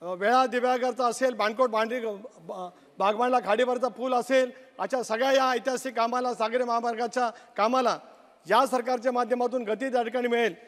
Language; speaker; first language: Marathi; native; Marathi